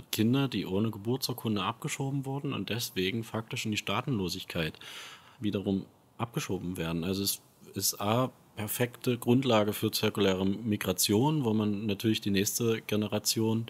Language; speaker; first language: German; native; German